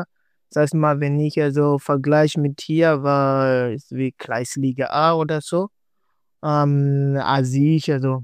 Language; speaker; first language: German; non-native, learner; Swahili